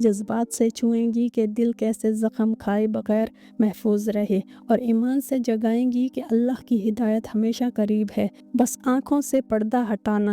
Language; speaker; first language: Hindi; native; Hindi